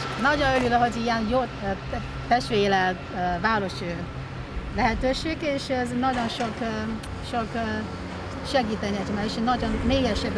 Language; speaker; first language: Hungarian; non-native, learner; Chinese